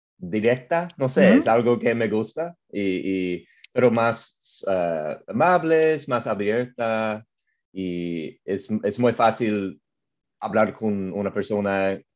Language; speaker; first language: Spanish; non-native, learner; English